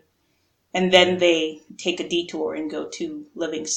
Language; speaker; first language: English; native; English